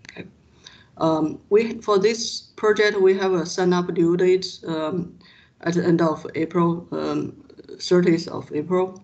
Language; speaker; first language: English; non-native, fluent; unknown